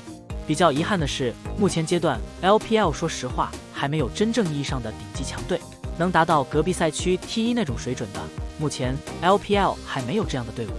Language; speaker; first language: Chinese; native; Chinese